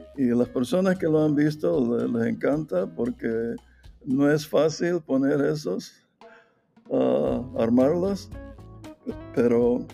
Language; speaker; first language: Spanish; native; Spanish